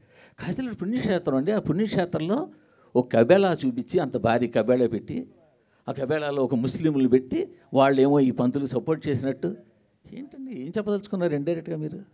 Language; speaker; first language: Telugu; native; Telugu